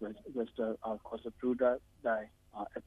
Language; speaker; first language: Italian; non-native, learner; Burmese